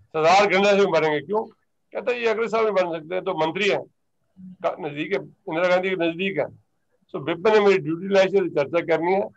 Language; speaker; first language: Hindi; non-native, local second language; Punjabi